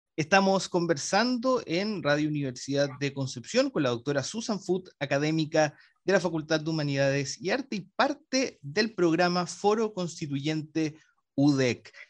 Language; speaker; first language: Spanish; native; Spanish